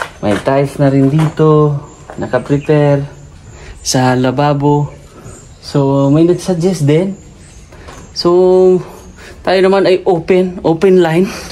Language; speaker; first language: Filipino; non-native, local second language; Cebuano